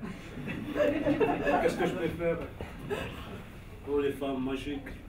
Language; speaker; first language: French; non-native, learner; Spanish